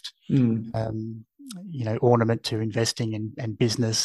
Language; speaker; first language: English; native; English